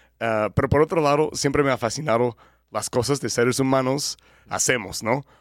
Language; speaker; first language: Spanish; non-native, fluent; English